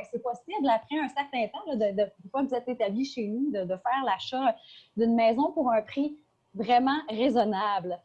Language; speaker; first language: French; native; French